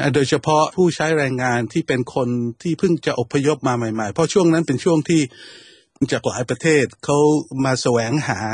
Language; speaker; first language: Thai; native; Thai